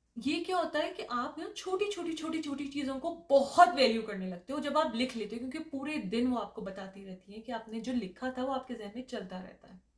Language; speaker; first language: Urdu; native; Urdu